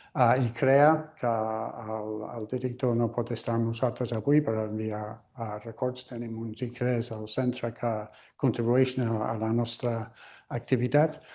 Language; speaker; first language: Catalan; non-native, fluent; English